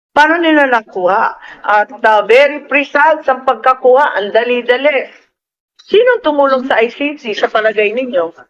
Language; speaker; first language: Filipino; native; Filipino